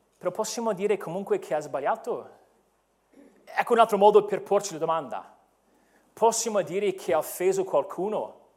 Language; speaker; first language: Italian; non-native, fluent; English